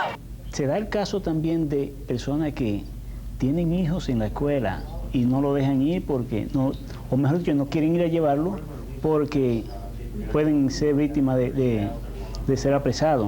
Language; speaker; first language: Spanish; non-native, fluent; English